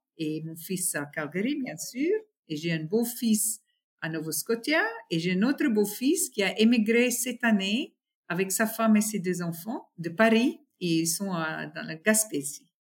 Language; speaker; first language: French; non-native, fluent; English